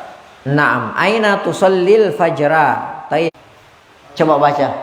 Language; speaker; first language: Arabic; non-native, fluent; Indonesian